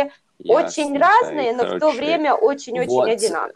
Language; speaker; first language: Russian; native; Russian